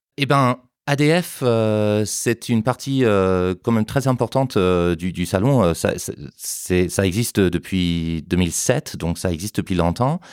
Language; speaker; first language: French; non-native, fluent; English